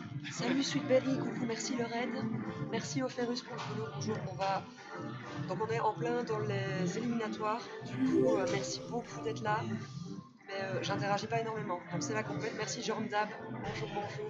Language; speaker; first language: French; native; French